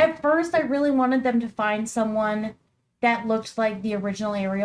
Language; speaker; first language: English; native; English